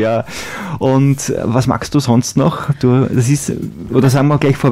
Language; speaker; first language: German; native; German